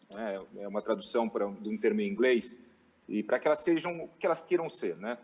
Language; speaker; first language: Portuguese; native; Portuguese